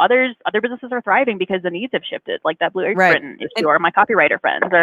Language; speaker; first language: English; native; English